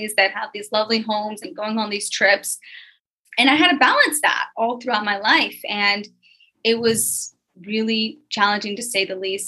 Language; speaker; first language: English; native; English